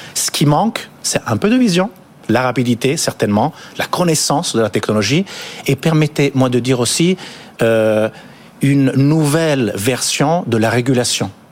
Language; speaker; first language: French; non-native, fluent; Italian